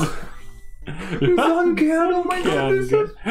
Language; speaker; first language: German; native; German